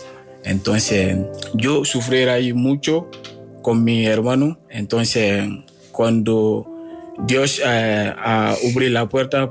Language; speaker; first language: Spanish; non-native, learner; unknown